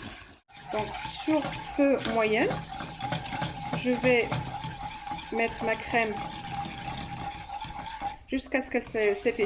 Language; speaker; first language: French; non-native, local second language; Arabic